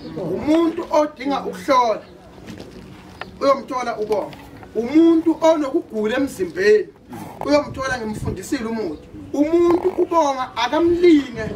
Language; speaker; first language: Zulu; native; Zulu